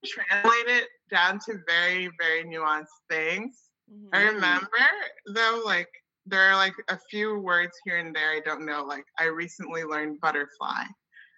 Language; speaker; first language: English; early bilingual, other home language; Akan